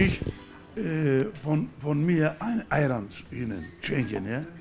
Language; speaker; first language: German; non-native, learner; Turkish